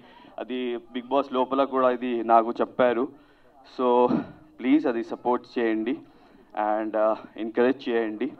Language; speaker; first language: Telugu; non-native, learner; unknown